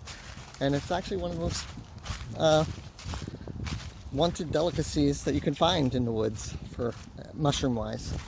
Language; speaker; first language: English; native; English